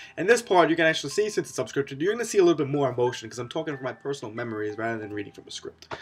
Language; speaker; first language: English; native; English